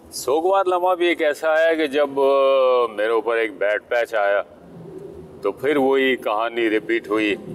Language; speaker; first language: Urdu; native; Urdu